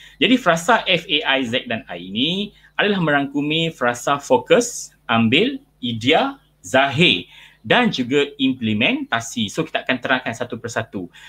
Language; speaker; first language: Malay; native; Malay